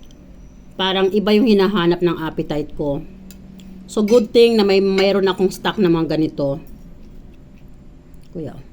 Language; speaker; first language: Filipino; native; Filipino